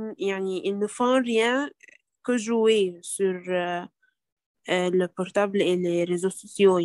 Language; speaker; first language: French; non-native, learner; Arabic